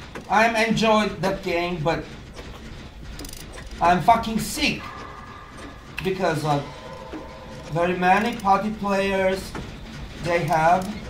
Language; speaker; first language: English; non-native, learner; Korean